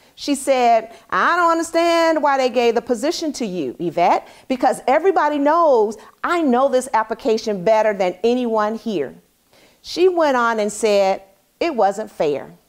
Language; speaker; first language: English; native; English